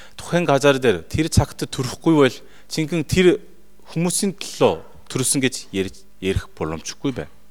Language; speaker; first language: Mongolian; non-native, fluent; Korean